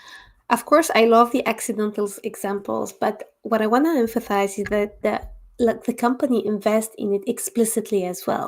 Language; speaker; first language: English; non-native, fluent; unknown